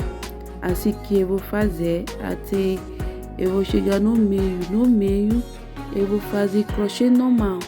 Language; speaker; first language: Portuguese; non-native, learner; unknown